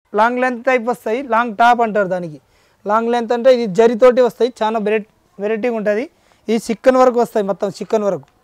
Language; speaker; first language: Telugu; native; Telugu